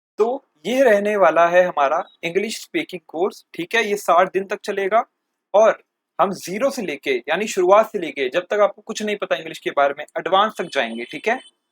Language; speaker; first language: Hindi; native; Hindi